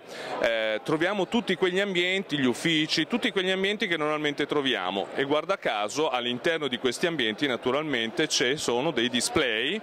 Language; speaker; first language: Italian; native; Italian